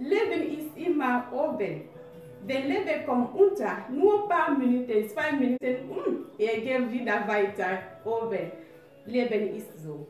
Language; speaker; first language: German; non-native, learner; French